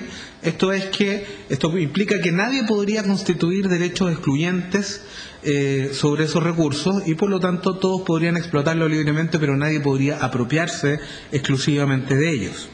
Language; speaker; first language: Spanish; native; Spanish